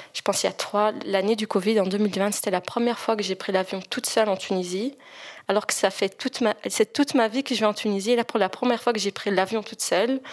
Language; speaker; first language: French; native; French